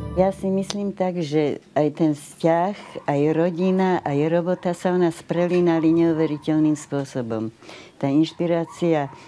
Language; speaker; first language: Slovak; native; Slovak